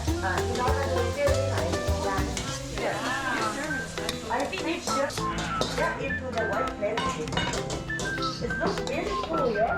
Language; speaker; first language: English; non-native, learner; Thai